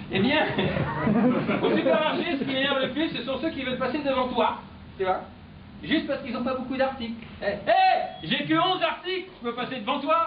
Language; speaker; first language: French; native; French